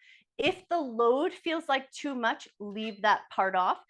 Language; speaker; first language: English; native; English